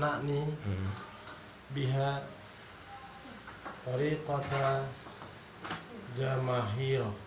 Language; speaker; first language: Arabic; non-native, learner; Indonesian